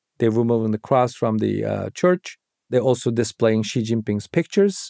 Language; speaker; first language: English; non-native, fluent; Uyghur